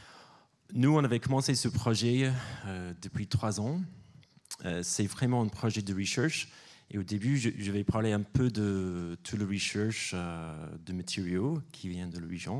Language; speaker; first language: French; non-native, fluent; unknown